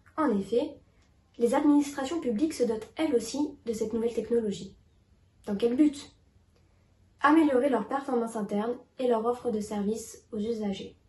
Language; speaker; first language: French; native; French